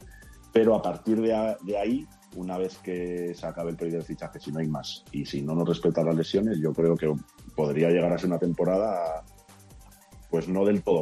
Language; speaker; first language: Spanish; native; Spanish